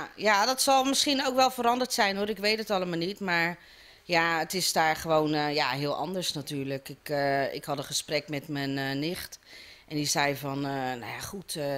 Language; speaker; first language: Dutch; early bilingual, other home language; Caribbean Hindustani